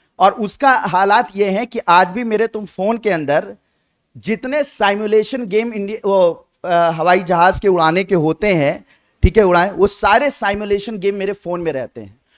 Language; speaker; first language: Hindi; native; Hindi